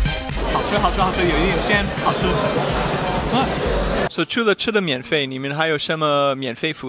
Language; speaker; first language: Chinese; non-native, fluent; English